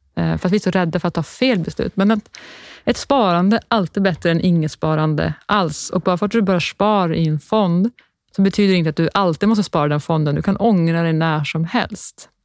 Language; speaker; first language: Swedish; native; Swedish